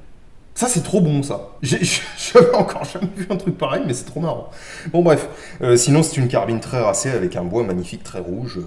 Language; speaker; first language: French; native; French